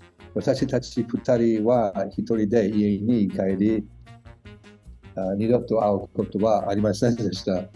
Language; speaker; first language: Japanese; non-native, learner; English